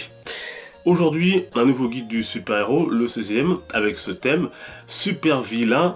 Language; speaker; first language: French; native; French